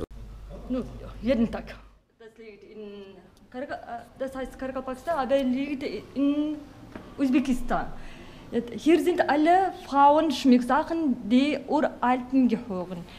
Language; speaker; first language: German; non-native, learner; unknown